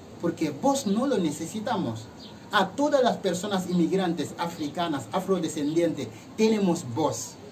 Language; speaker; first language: Spanish; non-native, fluent; Wolof